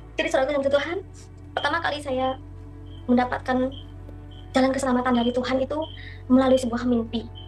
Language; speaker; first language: Indonesian; non-native, local second language; Madurese